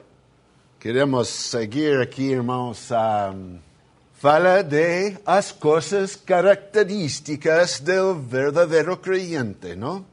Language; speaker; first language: Spanish; non-native, fluent; English